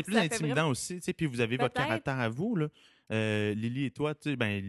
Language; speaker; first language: French; native; French